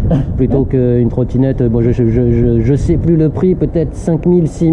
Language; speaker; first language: French; native; French